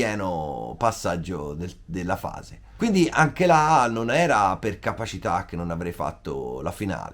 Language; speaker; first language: Italian; native; Italian